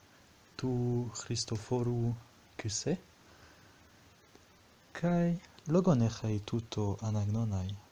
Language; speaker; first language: Greek; non-native, fluent; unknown